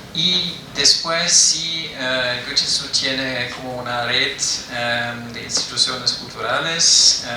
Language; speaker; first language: Spanish; non-native, fluent; German